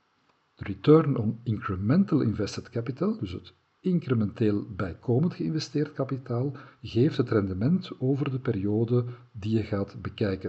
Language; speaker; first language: Dutch; native; Dutch